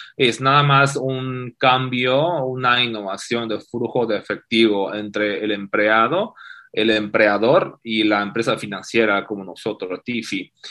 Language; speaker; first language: Spanish; non-native, fluent; Chinese